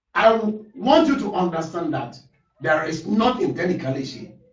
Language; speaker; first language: English; non-native, local second language; Yoruba